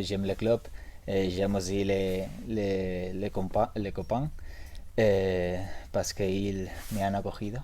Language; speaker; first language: French; non-native, learner; Spanish